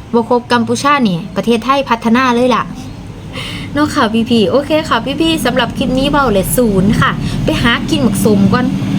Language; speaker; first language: Thai; non-native, local second language; Lao